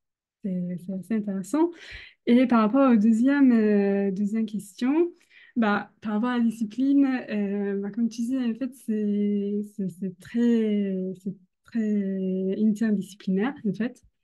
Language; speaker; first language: French; non-native, fluent; Italian